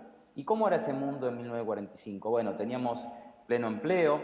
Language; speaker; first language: Spanish; native; Spanish